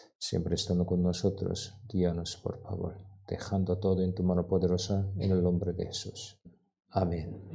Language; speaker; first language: Spanish; non-native, learner; Korean